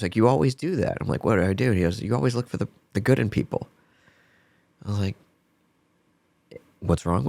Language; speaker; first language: English; native; English